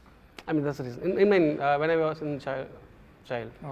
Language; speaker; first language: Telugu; non-native, local second language; Tamil